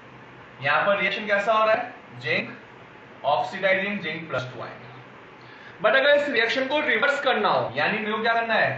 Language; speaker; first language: Hindi; native; Hindi